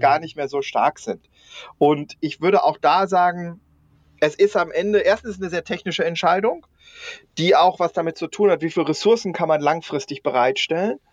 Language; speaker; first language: German; native; German